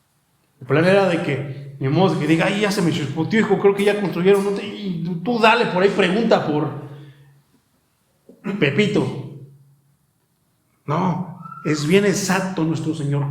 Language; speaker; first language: Spanish; native; Spanish